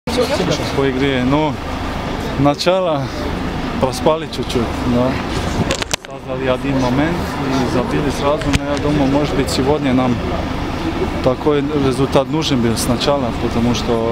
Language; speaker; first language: Russian; non-native, learner; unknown